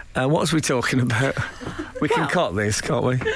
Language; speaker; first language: English; native; English